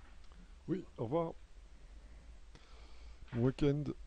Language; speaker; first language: French; native; French